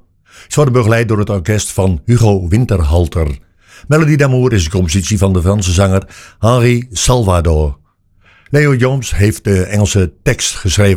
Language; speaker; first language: Dutch; native; Dutch